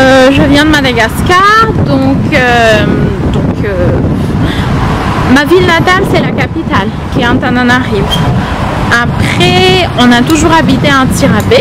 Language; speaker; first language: French; non-native, local second language; Malagasy